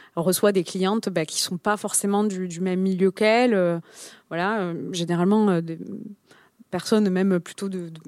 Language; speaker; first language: French; native; French